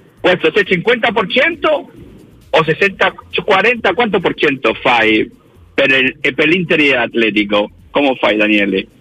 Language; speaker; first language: Italian; non-native, learner; Spanish